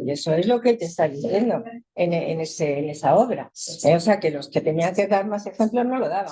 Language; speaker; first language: Spanish; native; Spanish